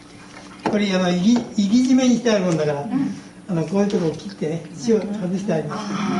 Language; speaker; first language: Japanese; native; Japanese